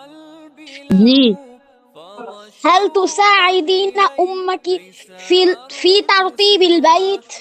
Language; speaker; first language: Arabic; non-native, learner; Bangla